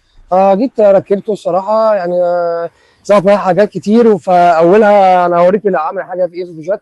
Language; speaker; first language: Arabic; native; Arabic